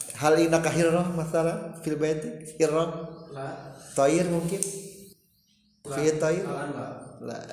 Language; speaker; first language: Arabic; non-native, learner; Indonesian